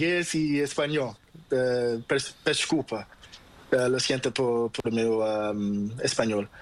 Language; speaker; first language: Spanish; non-native, learner; Portuguese